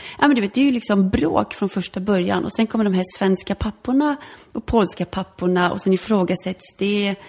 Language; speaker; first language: Swedish; early bilingual, other home language; Polish